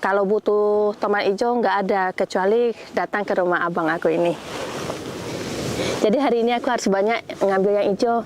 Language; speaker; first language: Indonesian; native; Indonesian